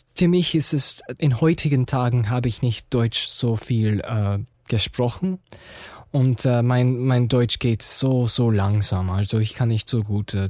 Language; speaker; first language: German; non-native, learner; English